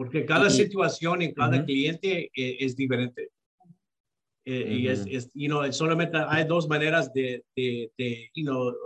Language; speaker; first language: Spanish; early bilingual, heritage; Spanish